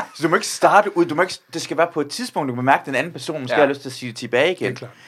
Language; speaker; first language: Danish; non-native, fluent; Persian